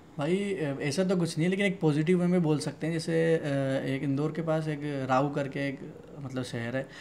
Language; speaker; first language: Hindi; native; Hindi